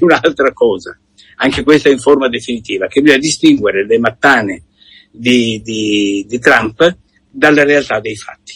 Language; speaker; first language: Italian; native; Italian